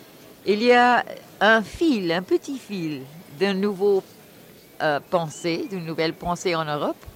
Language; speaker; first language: French; non-native, fluent; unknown